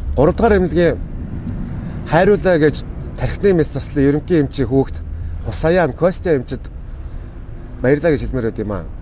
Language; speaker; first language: Mongolian; native; Mongolian